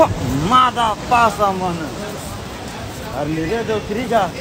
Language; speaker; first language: Swedish; non-native, learner; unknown